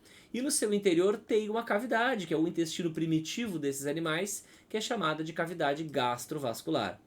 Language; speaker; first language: Portuguese; native; Portuguese